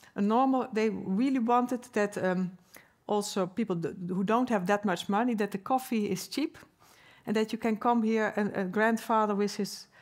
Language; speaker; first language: English; non-native, fluent; Dutch